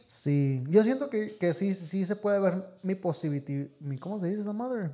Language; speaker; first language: Spanish; early bilingual, heritage; Spanish